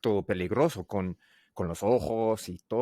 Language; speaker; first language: Spanish; non-native, learner; English